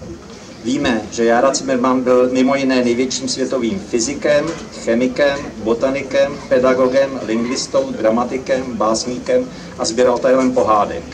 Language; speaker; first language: Czech; native; Czech